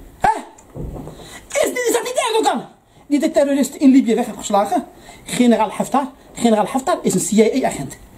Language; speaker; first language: Dutch; early bilingual, other home language; Arabic